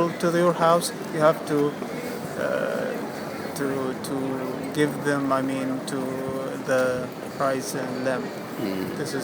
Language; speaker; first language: English; non-native, fluent; Arabic